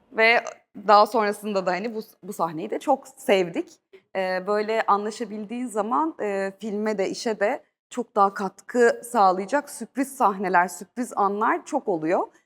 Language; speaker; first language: Turkish; native; Turkish